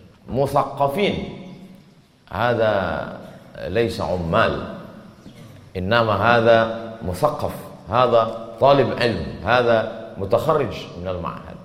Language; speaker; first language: Arabic; non-native, fluent; Indonesian